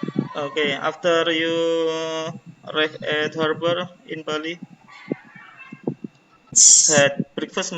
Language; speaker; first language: English; non-native, learner; Indonesian